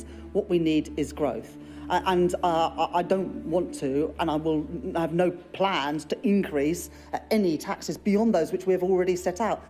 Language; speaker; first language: English; native; English